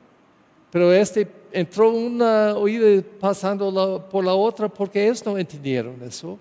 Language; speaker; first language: Spanish; non-native, learner; English